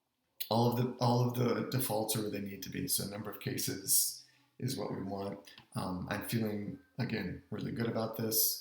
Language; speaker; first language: English; native; English